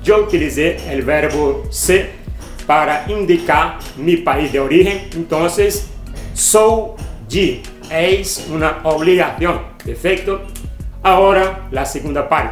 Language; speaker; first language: Spanish; non-native, fluent; Portuguese